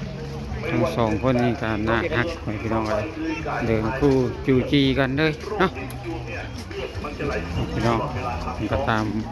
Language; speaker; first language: Thai; non-native, local second language; Lao